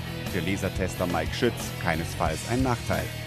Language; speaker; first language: German; native; German